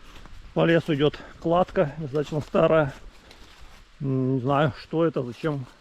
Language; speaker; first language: Russian; native; Russian